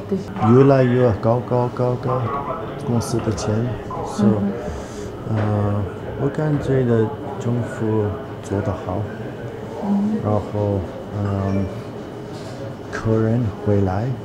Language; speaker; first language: Chinese; non-native, learner; English